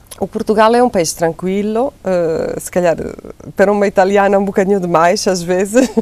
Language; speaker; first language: Portuguese; non-native, fluent; Italian